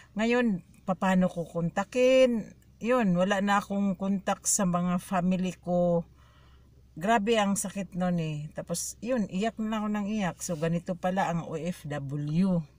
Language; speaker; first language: Filipino; native; Filipino